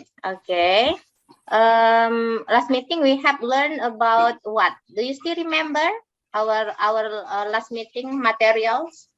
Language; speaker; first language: English; non-native, fluent; Indonesian